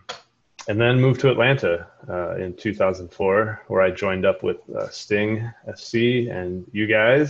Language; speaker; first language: English; native; English